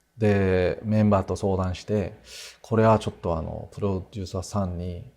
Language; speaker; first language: Japanese; non-native, fluent; Korean